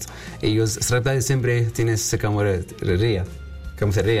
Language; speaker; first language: Spanish; non-native, learner; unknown